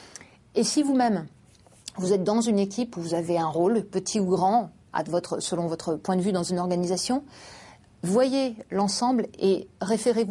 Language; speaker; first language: French; native; French